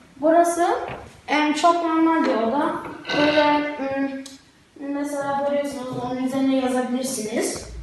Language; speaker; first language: Turkish; early bilingual, heritage; Turkish